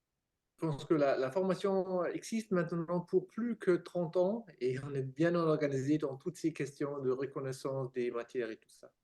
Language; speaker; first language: French; non-native, fluent; German